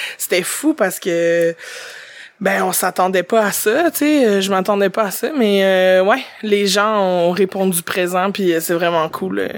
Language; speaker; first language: French; native; French